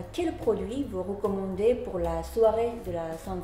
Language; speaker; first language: French; non-native, fluent; Japanese